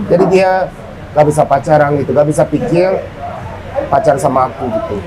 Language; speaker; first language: Indonesian; non-native, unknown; Japanese